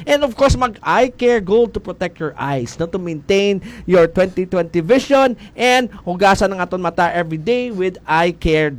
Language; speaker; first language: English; non-native, local second language; Hiligaynon